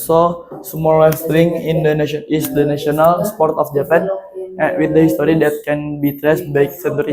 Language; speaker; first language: English; non-native, learner; Indonesian